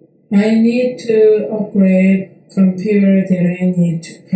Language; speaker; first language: English; non-native, learner; Korean